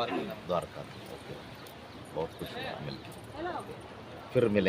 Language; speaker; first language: Hindi; non-native, local second language; Kannada